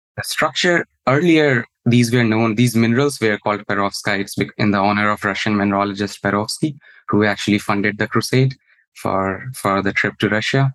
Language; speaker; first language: English; non-native, local second language; Hindi